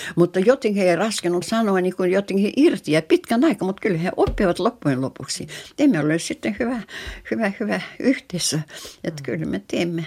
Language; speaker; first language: Finnish; non-native, local second language; Russian